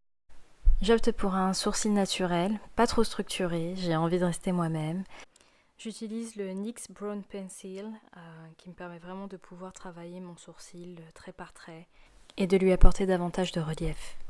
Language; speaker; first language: French; native; French